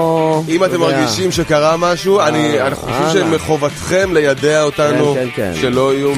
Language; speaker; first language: Hebrew; native; Hebrew